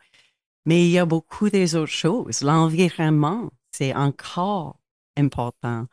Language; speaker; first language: French; non-native, local second language; English